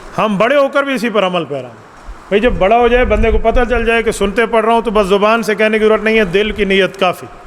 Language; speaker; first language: Urdu; non-native, local second language; Saraiki